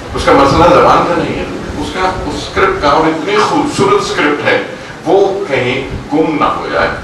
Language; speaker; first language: Urdu; native; Urdu